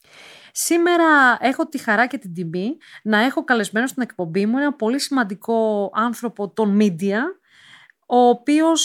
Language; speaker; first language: Greek; native; Greek